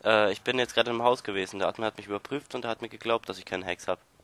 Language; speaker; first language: German; native; German